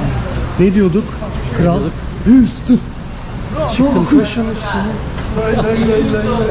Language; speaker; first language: Turkish; native; Turkish